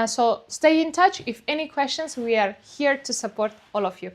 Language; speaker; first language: English; non-native, fluent; Uzbek